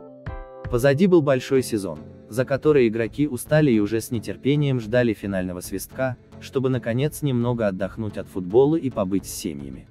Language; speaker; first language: Russian; native; Russian